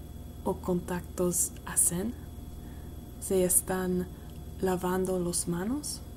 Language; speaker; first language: Spanish; non-native, learner; English